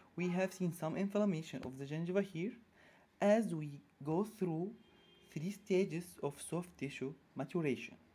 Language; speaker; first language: English; non-native, fluent; Arabic